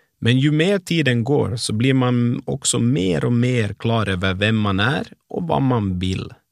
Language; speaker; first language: Swedish; native; Swedish